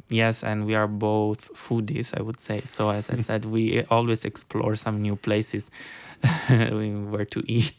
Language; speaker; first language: English; non-native, fluent; Italian